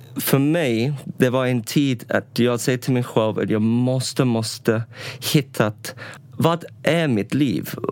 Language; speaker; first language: Swedish; non-native, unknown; English